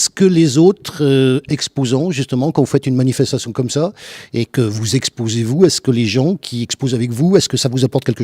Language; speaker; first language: French; native; French